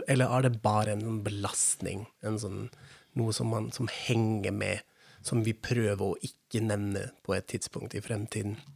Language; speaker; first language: Norwegian; non-native, fluent; German